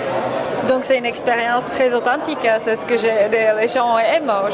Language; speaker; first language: French; native; French